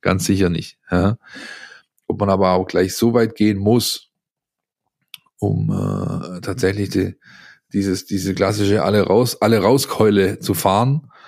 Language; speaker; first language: German; native; German